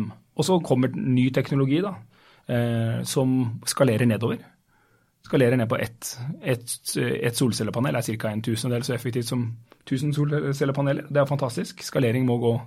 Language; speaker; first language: Norwegian; native; Norwegian